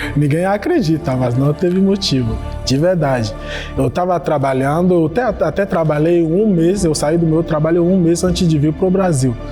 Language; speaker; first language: Portuguese; non-native, fluent; Haitian Creole